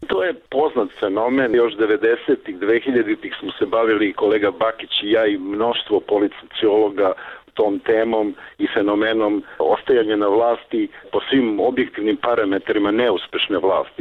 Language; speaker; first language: Serbian; native; Serbian